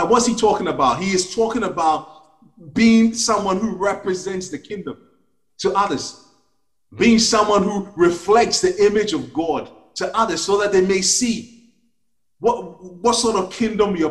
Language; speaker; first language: English; non-native, local second language; Akan